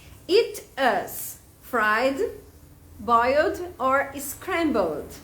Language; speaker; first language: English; non-native, fluent; Portuguese